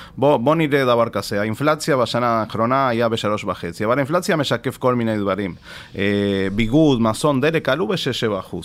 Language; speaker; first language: Hebrew; non-native, fluent; Spanish